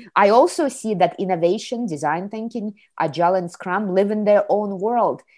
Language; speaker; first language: English; non-native, fluent; Kazakh